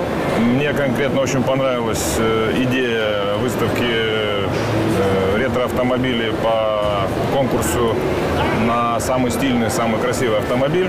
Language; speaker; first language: Russian; native; Russian